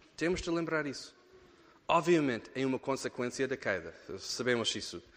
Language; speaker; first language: Portuguese; non-native, fluent; English